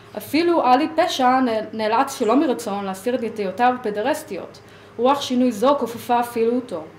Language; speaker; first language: Hebrew; native; Hebrew